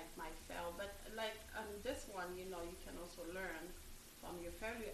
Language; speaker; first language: English; non-native, fluent; French